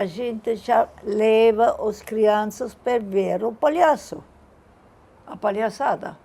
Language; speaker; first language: Portuguese; non-native, fluent; Italian